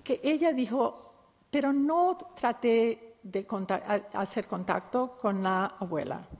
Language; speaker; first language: Spanish; non-native, fluent; English